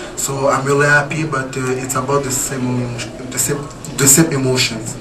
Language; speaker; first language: English; non-native, fluent; French